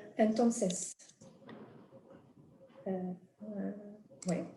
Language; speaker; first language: Spanish; non-native, fluent; French